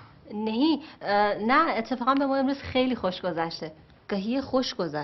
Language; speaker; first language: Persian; non-native, fluent; Urdu